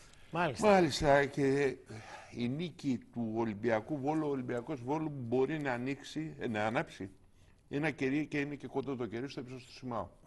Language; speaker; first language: Greek; native; Greek